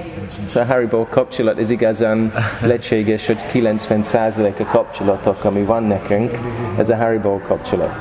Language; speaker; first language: Hungarian; non-native, learner; English